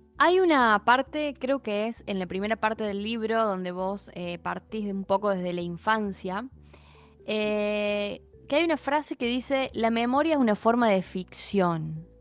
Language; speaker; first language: Spanish; native; Spanish